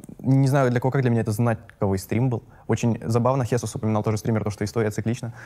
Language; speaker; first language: Russian; native; Russian